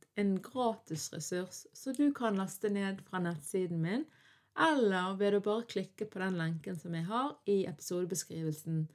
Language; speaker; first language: Norwegian; early bilingual, other home language; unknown